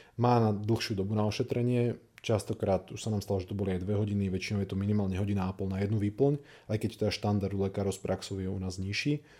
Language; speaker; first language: Slovak; native; Slovak